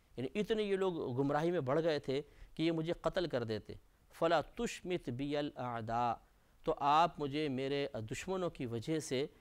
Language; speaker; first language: Urdu; native; Urdu